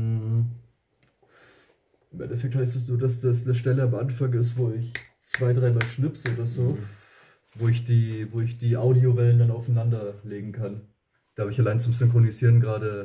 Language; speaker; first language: German; native; German